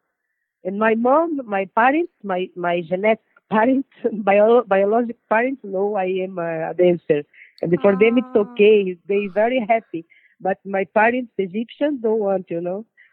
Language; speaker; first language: English; non-native, learner; Portuguese